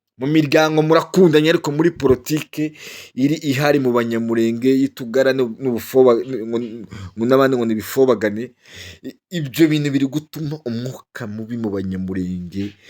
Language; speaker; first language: Kinyarwanda; native; Kinyarwanda